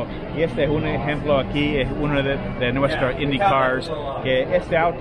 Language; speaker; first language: Spanish; non-native, fluent; English